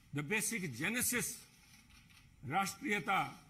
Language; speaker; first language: Hindi; native; Hindi